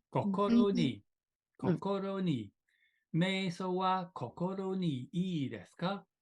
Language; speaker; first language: Japanese; non-native, learner; English